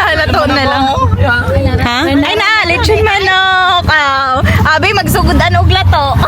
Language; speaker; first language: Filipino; non-native, local second language; Cebuano